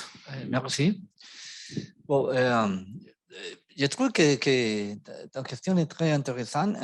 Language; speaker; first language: French; non-native, fluent; Spanish